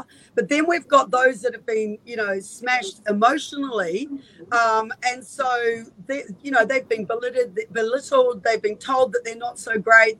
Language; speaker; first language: English; native; English